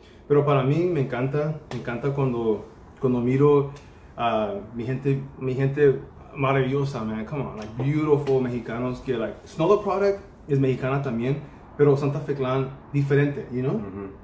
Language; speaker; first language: Spanish; native; Spanish